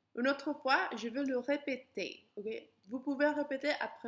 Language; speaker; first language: French; non-native, learner; English